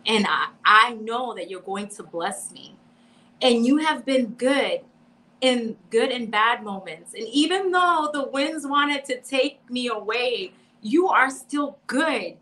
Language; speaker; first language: English; native; English